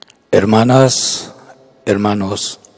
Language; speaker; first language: Spanish; non-native, local second language; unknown